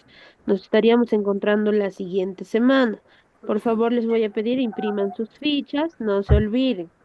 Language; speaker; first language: Spanish; native; Spanish